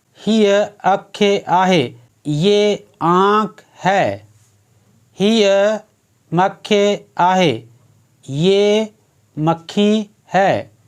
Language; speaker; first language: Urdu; non-native, local second language; Sindhi